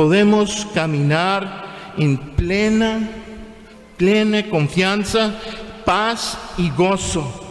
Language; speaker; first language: Spanish; non-native, fluent; English